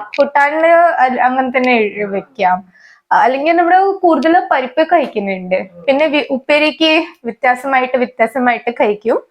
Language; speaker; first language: Malayalam; early bilingual, heritage; Malayalam